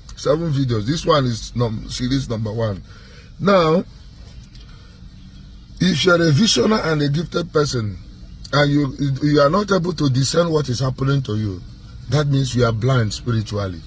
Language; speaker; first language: English; non-native, local second language; Igbo